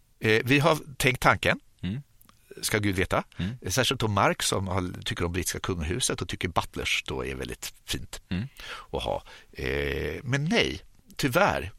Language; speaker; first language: Swedish; native; Swedish